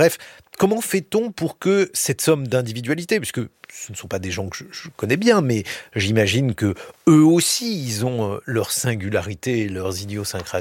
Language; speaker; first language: French; native; French